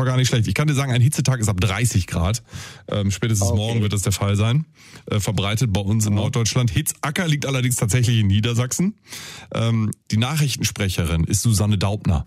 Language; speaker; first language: German; native; German